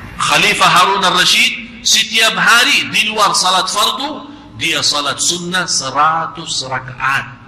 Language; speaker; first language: Malay; non-native, fluent; Arabic